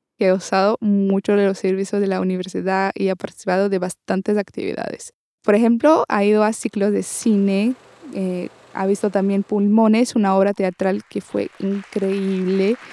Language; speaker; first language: Spanish; non-native, learner; Portuguese